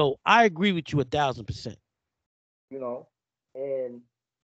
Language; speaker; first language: English; native; English